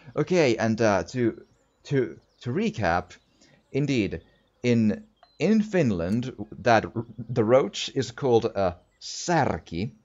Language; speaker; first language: English; non-native, fluent; Finnish